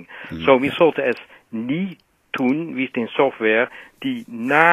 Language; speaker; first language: German; non-native, learner; Dutch